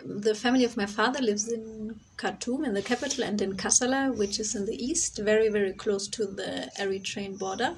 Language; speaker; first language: English; non-native, fluent; German